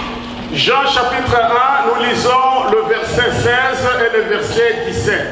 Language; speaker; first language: French; non-native, local second language; Lingala